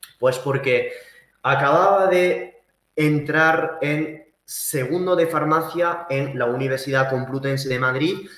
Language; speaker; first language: Spanish; early bilingual, heritage; Spanish